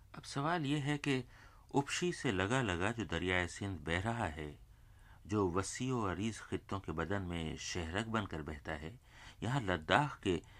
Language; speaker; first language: Urdu; native; Urdu